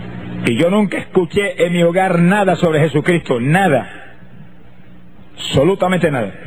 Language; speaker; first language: Spanish; native; Spanish